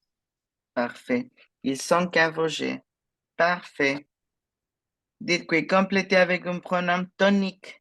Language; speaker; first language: French; non-native, fluent; Spanish